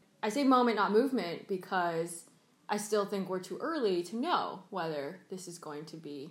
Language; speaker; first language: English; early bilingual, other home language; Cantonese